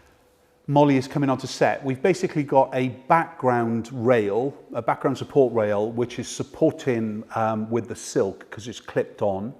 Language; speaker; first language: English; native; English